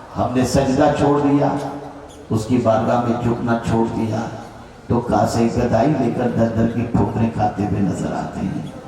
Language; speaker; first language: Urdu; native; Urdu